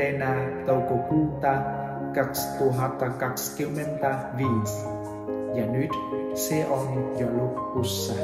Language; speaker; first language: Finnish; non-native, learner; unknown